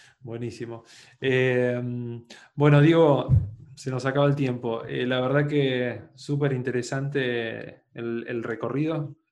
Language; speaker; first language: Spanish; native; Spanish